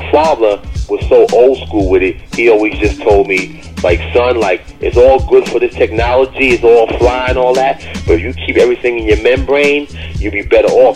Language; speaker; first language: English; native; English